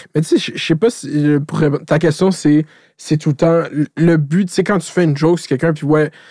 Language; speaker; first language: French; native; French